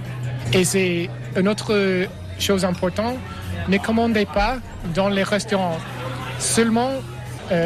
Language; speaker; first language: French; non-native, learner; English